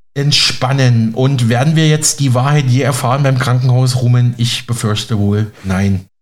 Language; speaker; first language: German; native; German